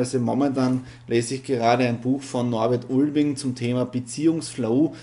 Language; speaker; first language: German; native; German